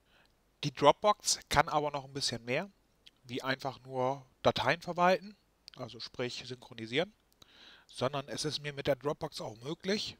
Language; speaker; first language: German; native; German